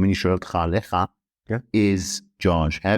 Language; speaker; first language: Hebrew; native; Hebrew